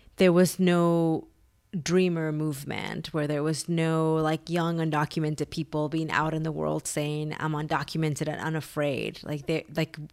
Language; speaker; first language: English; early bilingual, other home language; Spanish